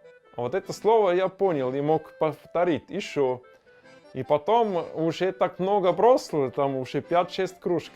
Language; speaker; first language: Russian; non-native, learner; German